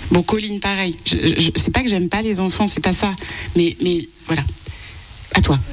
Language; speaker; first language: French; native; French